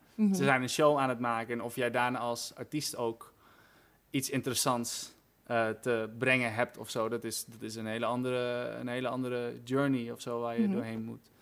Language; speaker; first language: Dutch; native; Dutch